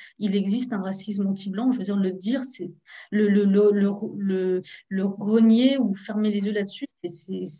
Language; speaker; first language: French; early bilingual, other home language; Turkish